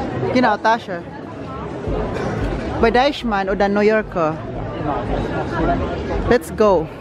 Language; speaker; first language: German; non-native, learner; Filipino